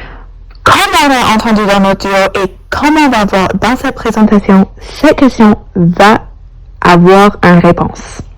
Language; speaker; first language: French; non-native, learner; English